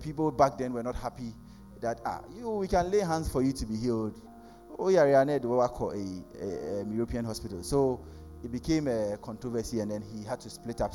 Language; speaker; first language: English; non-native, local second language; Akan